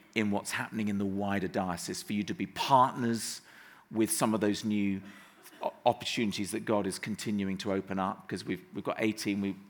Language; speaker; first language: English; native; English